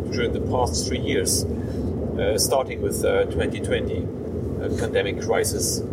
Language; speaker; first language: English; non-native, fluent; German